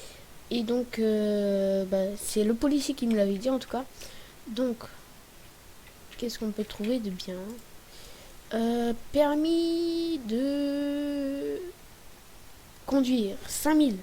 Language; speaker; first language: French; native; French